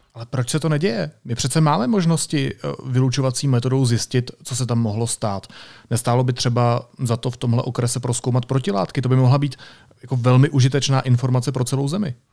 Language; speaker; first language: Czech; native; Czech